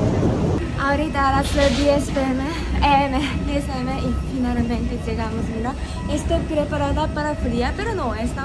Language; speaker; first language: Spanish; non-native, learner; Japanese